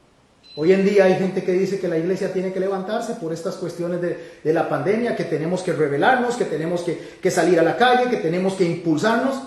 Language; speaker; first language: Spanish; native; Spanish